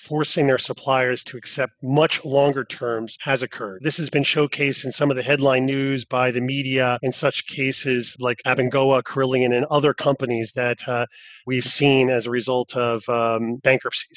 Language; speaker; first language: English; native; English